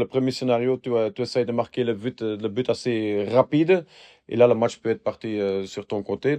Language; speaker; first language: French; non-native, fluent; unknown